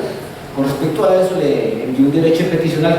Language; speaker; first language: Spanish; native; Spanish